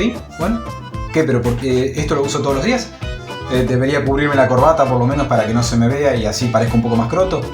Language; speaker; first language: Spanish; native; Spanish